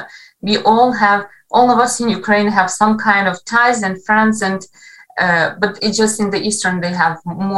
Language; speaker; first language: English; non-native, fluent; Ukrainian